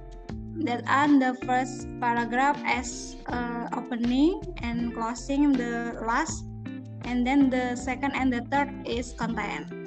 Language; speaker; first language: English; non-native, learner; Indonesian